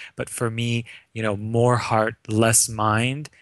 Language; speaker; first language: English; early bilingual, other home language; Arabic